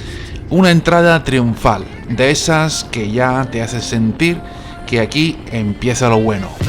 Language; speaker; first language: Spanish; non-native, fluent; Italian